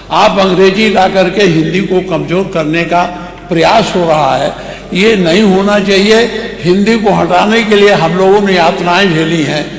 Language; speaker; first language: Hindi; native; Hindi